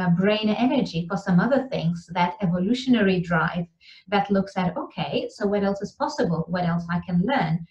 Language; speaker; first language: English; non-native, fluent; Lithuanian